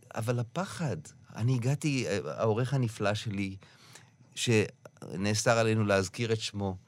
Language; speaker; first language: Hebrew; native; Hebrew